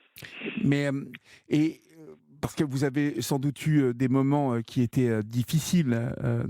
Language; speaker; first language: French; native; French